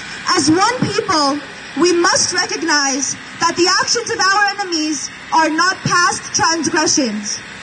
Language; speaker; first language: English; early bilingual, other home language; Armenian